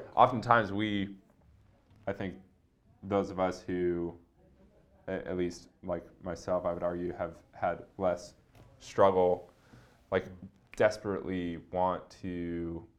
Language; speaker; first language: English; native; English